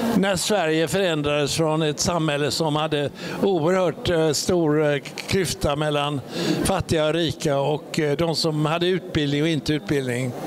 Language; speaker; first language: Swedish; native; Swedish